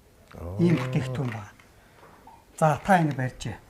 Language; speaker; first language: Mongolian; native; Mongolian